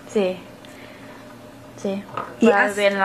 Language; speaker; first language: Spanish; non-native, learner; English